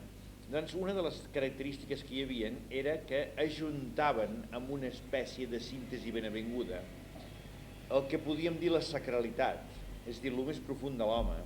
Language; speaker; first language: Catalan; native; Catalan